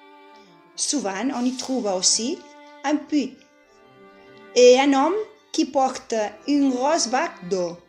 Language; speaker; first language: French; non-native, fluent; Catalan